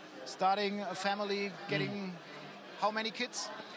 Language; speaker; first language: English; non-native, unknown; German